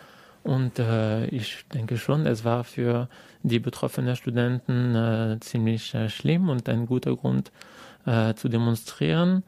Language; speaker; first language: German; non-native, fluent; French